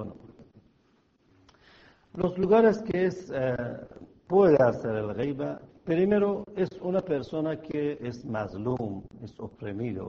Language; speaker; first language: Spanish; non-native, fluent; Persian